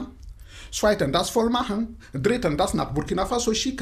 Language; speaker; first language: German; non-native, fluent; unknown